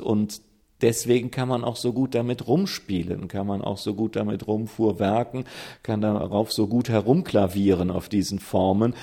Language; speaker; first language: German; native; German